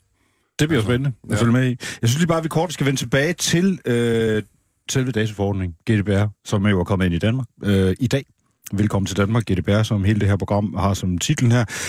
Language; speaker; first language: Danish; native; Danish